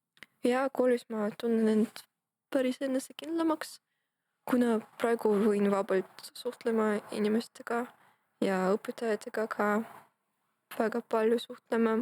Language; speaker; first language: Estonian; non-native, local second language; Russian